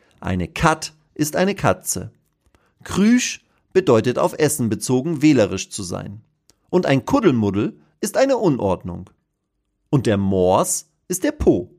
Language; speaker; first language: German; native; German